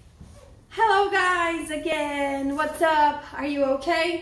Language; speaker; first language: English; non-native, fluent; Portuguese